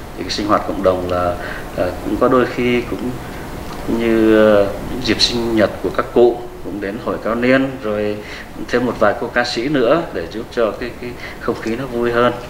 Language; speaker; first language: Vietnamese; native; Vietnamese